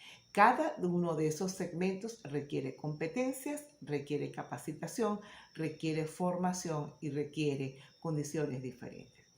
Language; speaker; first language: Spanish; native; Spanish